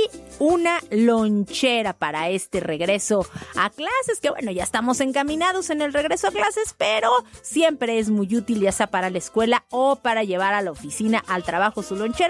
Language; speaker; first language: Spanish; native; Spanish